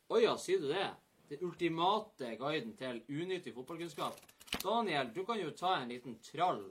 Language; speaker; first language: Norwegian; native; Norwegian